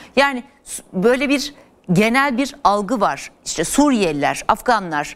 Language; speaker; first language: Turkish; native; Turkish